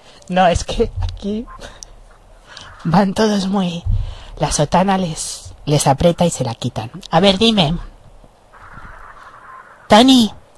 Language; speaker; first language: Spanish; native; Spanish